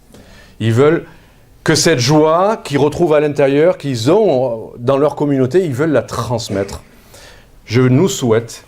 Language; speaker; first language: French; native; French